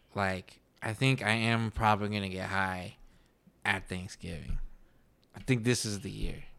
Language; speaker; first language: English; early bilingual, other home language; Spanish